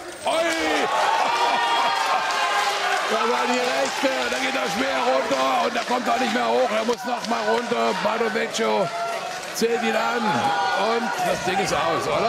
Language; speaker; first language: German; native; German